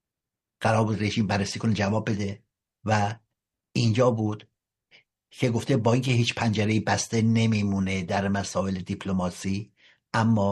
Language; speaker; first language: Persian; native; Persian